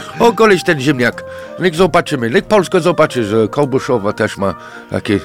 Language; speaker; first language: Polish; non-native, fluent; English